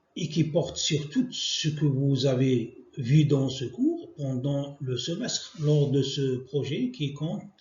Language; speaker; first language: French; non-native, local second language; Arabic